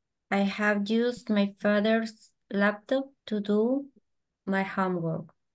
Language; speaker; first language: English; non-native, learner; Spanish